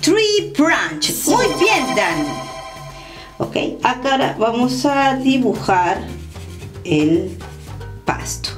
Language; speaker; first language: Spanish; native; Spanish